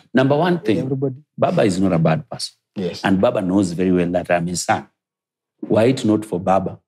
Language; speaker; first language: English; non-native, local second language; Luo (Kenya and Tanzania)